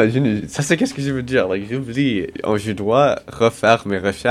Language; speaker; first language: French; non-native, local second language; English